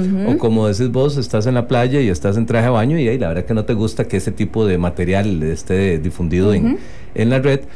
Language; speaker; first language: Spanish; native; Spanish